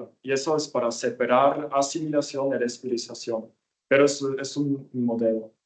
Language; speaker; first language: Spanish; non-native, fluent; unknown